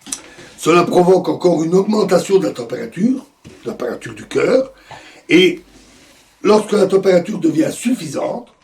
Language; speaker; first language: French; native; French